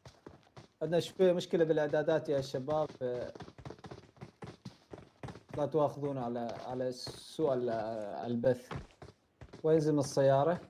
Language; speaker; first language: Arabic; native; Arabic